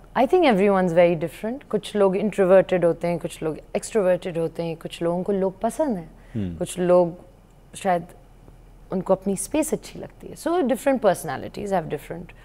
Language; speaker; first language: Urdu; native; Urdu